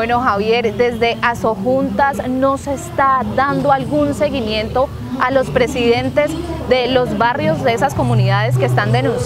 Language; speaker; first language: Spanish; native; Spanish